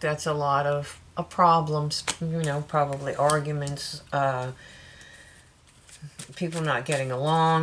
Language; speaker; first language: English; native; English